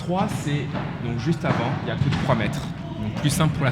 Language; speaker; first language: French; native; French